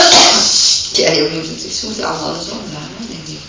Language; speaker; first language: Dutch; native; Dutch